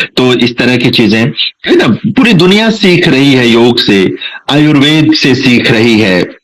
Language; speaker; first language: Hindi; non-native, local second language; Bhojpuri